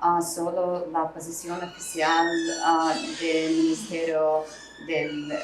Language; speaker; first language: Spanish; non-native, learner; Russian